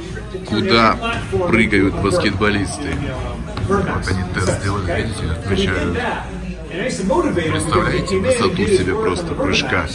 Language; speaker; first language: Russian; native; Russian